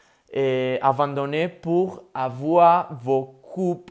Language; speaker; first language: French; non-native, learner; Spanish